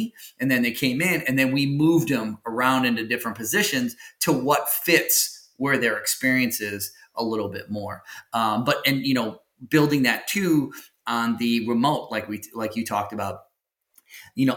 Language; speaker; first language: English; native; English